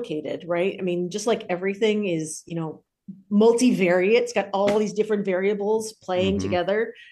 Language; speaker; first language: English; native; English